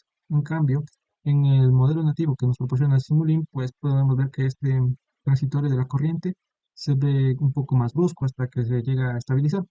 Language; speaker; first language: Spanish; native; Spanish